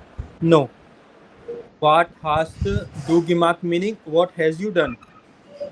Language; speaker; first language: English; non-native, local second language; Hindi